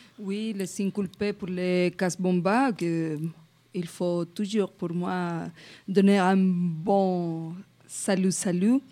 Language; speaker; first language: French; non-native, fluent; Spanish